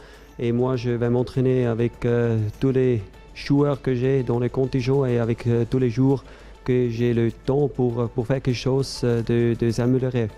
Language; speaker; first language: French; non-native, fluent; German